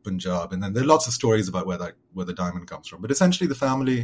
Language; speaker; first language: English; native; English